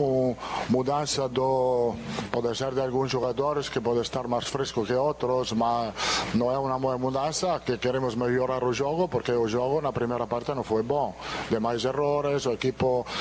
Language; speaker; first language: Portuguese; non-native, fluent; Italian